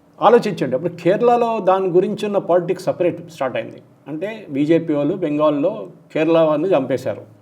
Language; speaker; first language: Telugu; non-native, local second language; Malayalam